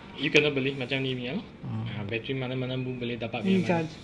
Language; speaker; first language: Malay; non-native, local second language; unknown